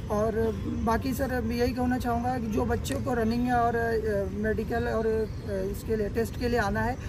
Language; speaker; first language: Hindi; non-native, local second language; Marathi